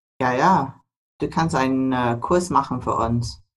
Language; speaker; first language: German; non-native, fluent; English